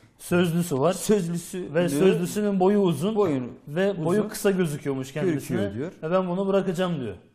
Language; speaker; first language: Turkish; native; Turkish